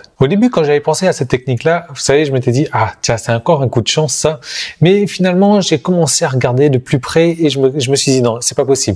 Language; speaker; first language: French; native; French